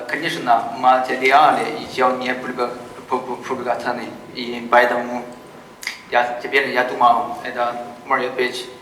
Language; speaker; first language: Russian; non-native, learner; Chinese